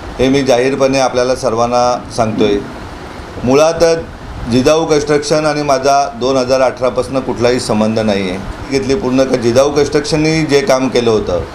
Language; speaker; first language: Marathi; native; Marathi